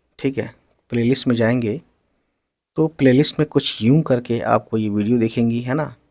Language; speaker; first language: Hindi; native; Hindi